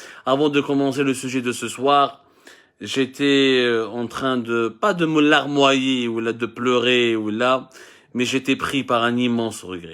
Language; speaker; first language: French; non-native, local second language; Arabic